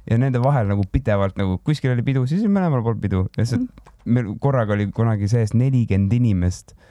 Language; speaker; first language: Estonian; native; Estonian